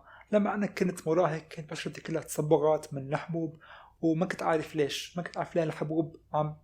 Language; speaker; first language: Arabic; native; Arabic